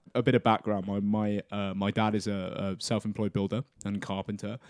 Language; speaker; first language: English; native; English